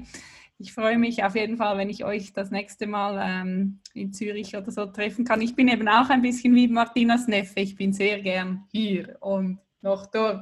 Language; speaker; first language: German; native; German